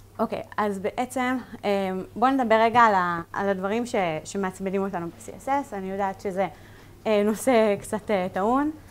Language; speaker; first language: Hebrew; native; Hebrew